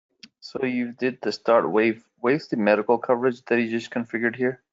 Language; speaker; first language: English; native; English